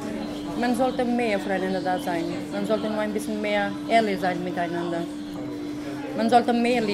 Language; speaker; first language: German; non-native, fluent; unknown